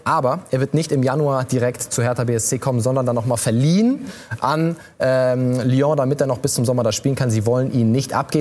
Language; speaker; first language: German; native; German